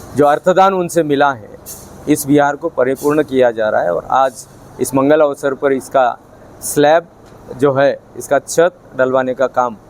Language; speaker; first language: Hindi; non-native, local second language; Marathi